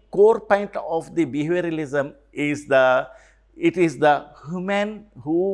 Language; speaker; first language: English; non-native, local second language; Telugu